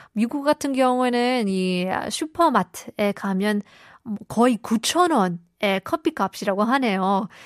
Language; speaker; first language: Korean; native; Korean